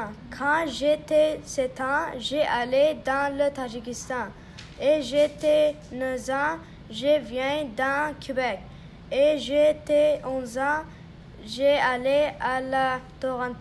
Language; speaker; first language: French; early bilingual, other home language; Persian